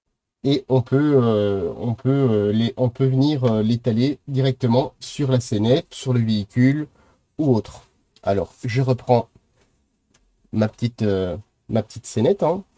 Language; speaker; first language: French; native; French